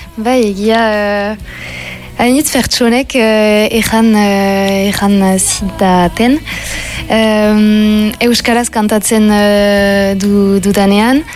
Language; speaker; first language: Basque; non-native, local second language; French